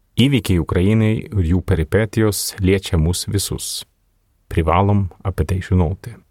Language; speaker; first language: Lithuanian; non-native, fluent; Swedish